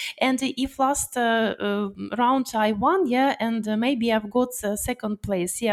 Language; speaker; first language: English; non-native, learner; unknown